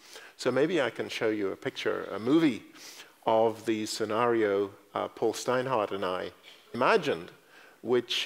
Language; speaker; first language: English; native; English